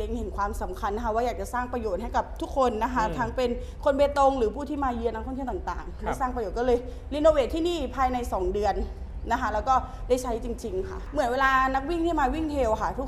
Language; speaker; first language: Thai; native; Thai